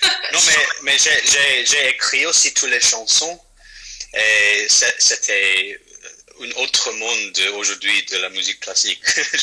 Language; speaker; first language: French; non-native, fluent; English